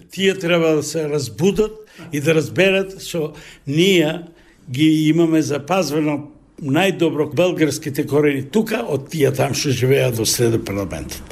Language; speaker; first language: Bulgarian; early bilingual, heritage; Bulgarian